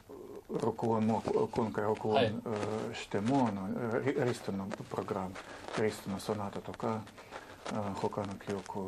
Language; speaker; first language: Japanese; non-native, learner; Russian